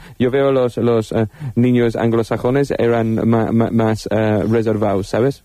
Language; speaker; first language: Spanish; non-native, fluent; English